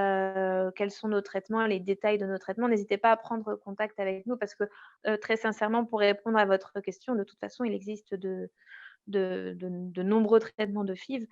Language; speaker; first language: French; native; French